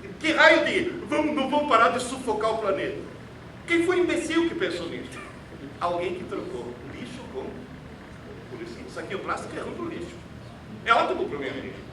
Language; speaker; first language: Portuguese; early bilingual, other home language; Italian